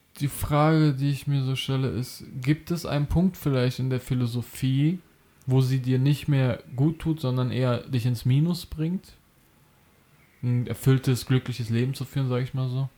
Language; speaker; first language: German; native; German